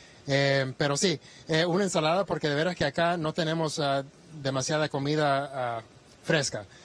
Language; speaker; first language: Spanish; early bilingual, heritage; Spanish